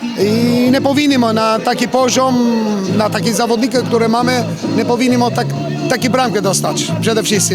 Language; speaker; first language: Polish; non-native, fluent; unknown